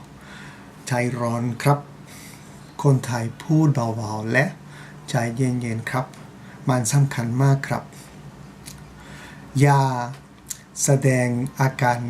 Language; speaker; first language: Thai; non-native, fluent; Catalan